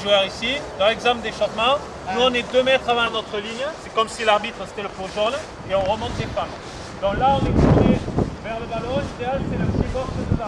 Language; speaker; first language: French; native; French